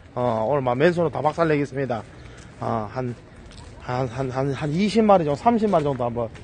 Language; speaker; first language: Korean; native; Korean